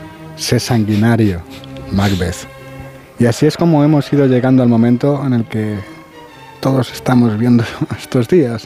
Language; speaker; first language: Spanish; native; Spanish